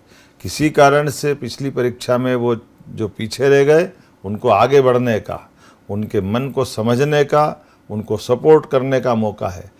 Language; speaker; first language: Hindi; native; Hindi